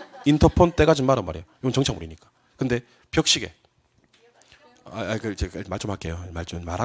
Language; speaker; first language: Korean; native; Korean